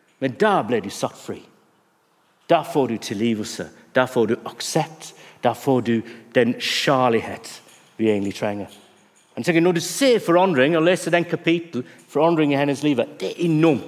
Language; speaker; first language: Norwegian; non-native, fluent; English